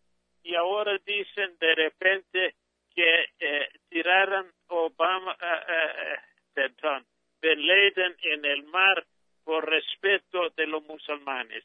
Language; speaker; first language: Spanish; non-native, fluent; English